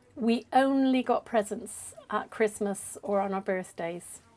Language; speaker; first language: English; native; English